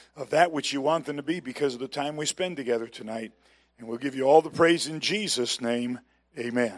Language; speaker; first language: English; native; English